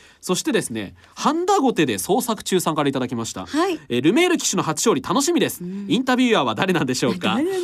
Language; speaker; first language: Japanese; native; Japanese